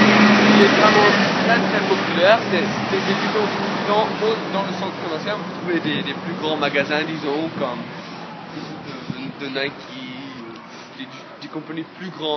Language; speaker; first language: French; non-native, fluent; English